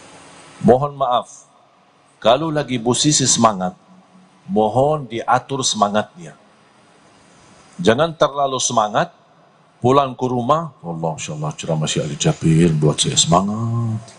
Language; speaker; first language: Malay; non-native, fluent; Arabic